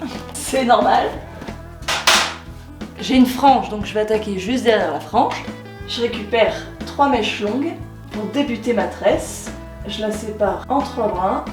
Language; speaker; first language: French; native; French